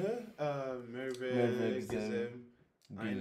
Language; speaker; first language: Turkish; non-native, learner; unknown